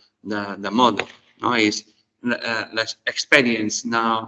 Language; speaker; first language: English; non-native, learner; Spanish